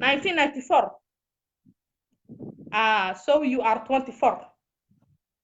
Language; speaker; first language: English; non-native, learner; Somali